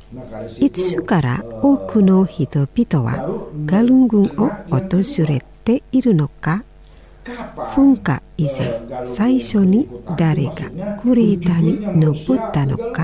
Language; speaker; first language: Japanese; non-native, fluent; Indonesian